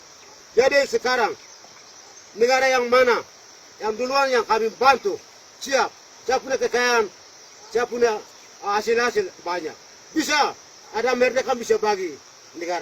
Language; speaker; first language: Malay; non-native, local second language; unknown